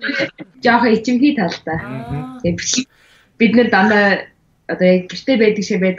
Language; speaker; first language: Mongolian; early bilingual, heritage; Mongolian